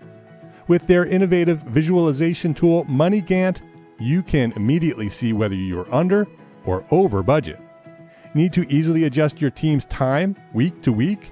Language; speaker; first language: English; native; English